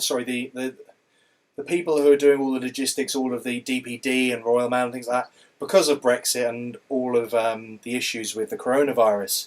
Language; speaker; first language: English; native; English